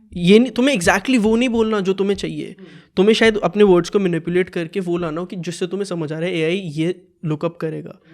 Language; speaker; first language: Hindi; early bilingual, heritage; Hindi